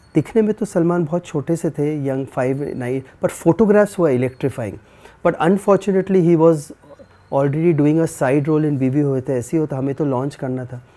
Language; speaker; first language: Hindi; native; Hindi